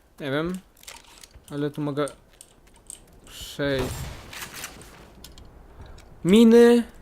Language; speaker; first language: Polish; native; Polish